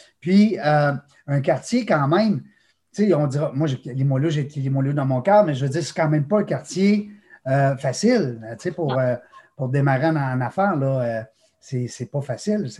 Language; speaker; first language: French; native; French